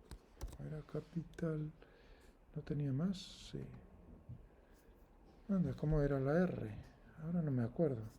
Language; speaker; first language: Spanish; native; Spanish